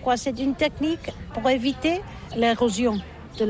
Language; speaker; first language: French; non-native, learner; Catalan